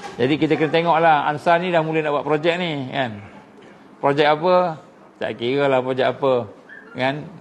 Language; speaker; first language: Malay; native; Malay